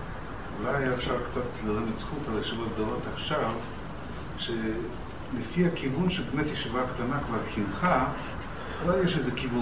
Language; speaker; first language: Hebrew; non-native, fluent; Russian